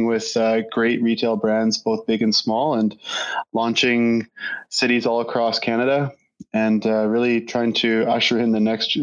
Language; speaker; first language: English; native; English